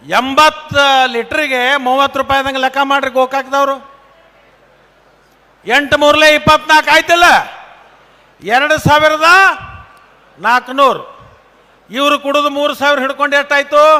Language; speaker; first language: Kannada; native; Kannada